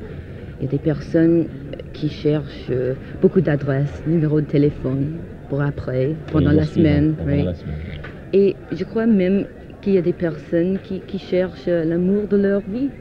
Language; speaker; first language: French; non-native, fluent; English